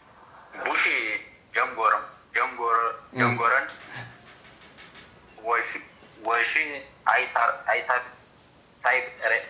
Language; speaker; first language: Chinese; non-native, learner; Amharic